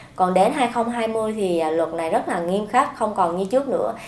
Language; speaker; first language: Vietnamese; native; Vietnamese